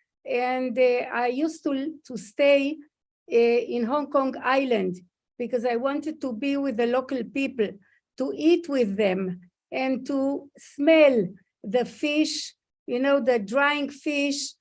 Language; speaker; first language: English; non-native, fluent; Hebrew